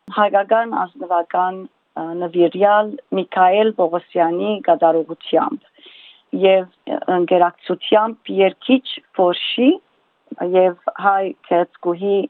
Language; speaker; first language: Armenian; early bilingual, heritage; Armenian